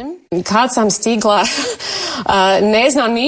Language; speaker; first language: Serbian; non-native, learner; English